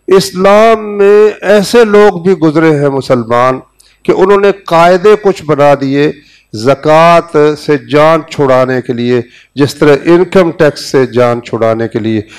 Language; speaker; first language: Urdu; native; Urdu